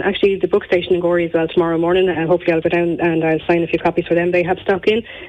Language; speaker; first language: English; native; English